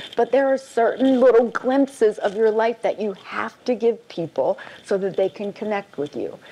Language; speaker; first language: English; native; English